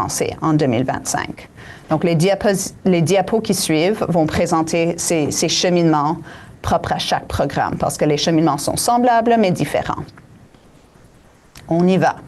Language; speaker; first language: French; native; French